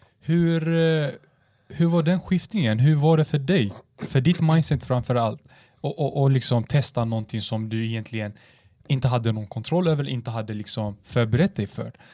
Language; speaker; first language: Swedish; early bilingual, other home language; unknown